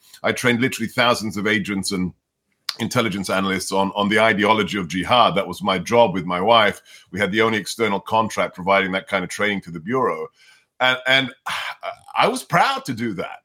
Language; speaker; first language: English; non-native, local second language; Hungarian